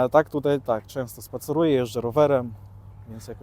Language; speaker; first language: Polish; early bilingual, other home language; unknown